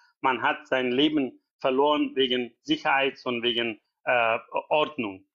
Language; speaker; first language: German; non-native, learner; Persian